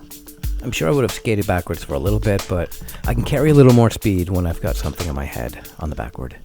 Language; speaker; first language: English; native; English